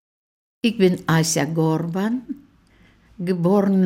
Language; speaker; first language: German; non-native, fluent; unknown